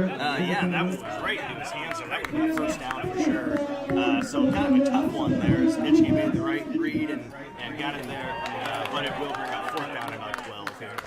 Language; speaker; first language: English; native; English